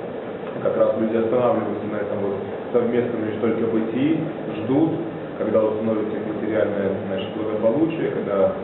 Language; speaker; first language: Russian; native; Russian